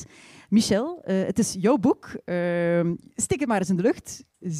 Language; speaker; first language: Dutch; native; Dutch